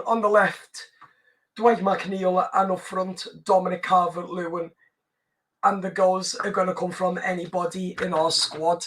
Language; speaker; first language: English; native; English